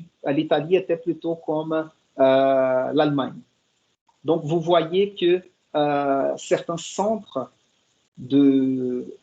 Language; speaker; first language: French; non-native, fluent; Portuguese